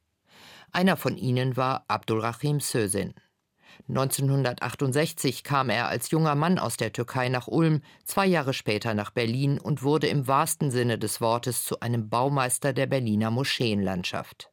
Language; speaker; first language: German; native; German